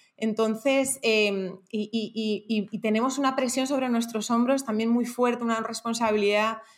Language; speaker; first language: Spanish; native; Spanish